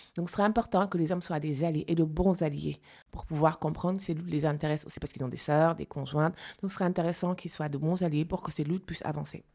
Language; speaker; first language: French; non-native, local second language; Fula